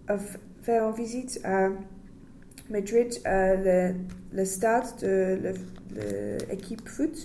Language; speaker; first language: French; non-native, learner; English